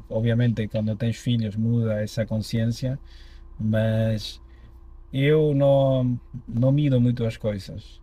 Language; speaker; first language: Portuguese; non-native, fluent; Spanish